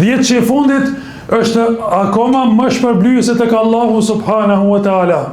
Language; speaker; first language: Albanian; native; Albanian